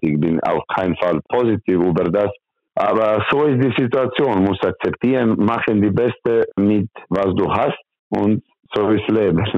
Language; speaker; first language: German; non-native, learner; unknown